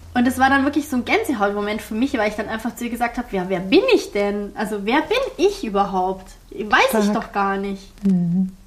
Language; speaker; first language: German; early bilingual, heritage; German